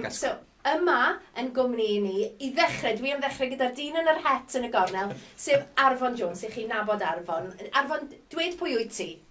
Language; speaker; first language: Welsh; native; Welsh